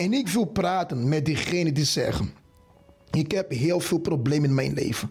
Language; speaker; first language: Dutch; non-native, fluent; Portuguese